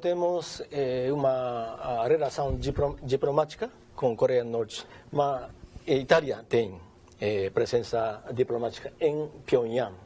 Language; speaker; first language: Portuguese; non-native, learner; Japanese